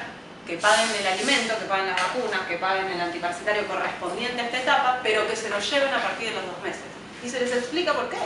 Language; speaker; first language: Spanish; native; Spanish